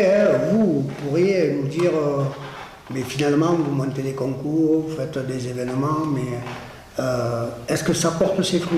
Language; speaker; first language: French; native; French